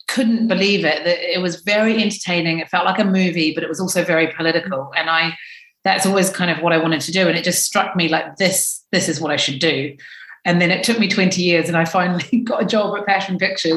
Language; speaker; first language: English; native; English